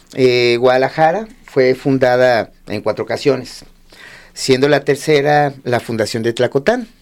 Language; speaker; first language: Spanish; native; Spanish